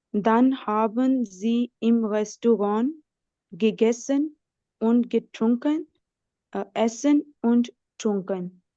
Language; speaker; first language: German; non-native, learner; Urdu